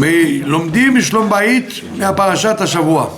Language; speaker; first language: Hebrew; non-native, fluent; French